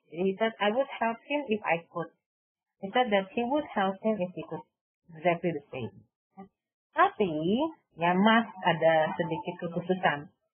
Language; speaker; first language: English; non-native, fluent; Indonesian